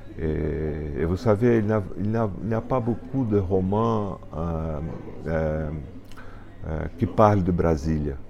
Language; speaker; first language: French; non-native, fluent; Portuguese